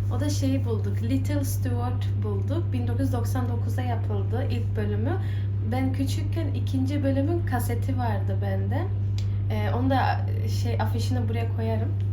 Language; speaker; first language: Turkish; early bilingual, heritage; Turkish